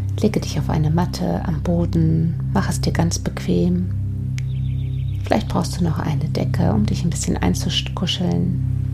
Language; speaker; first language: German; native; German